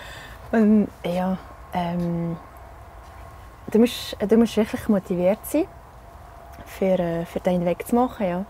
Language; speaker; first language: German; non-native, local second language; French